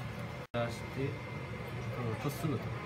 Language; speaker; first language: Japanese; native; Japanese